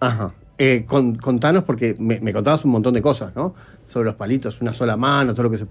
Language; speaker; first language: Spanish; native; Spanish